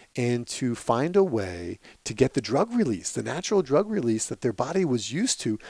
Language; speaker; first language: English; native; English